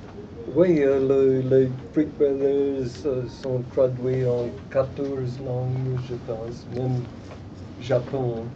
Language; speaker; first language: French; non-native, fluent; English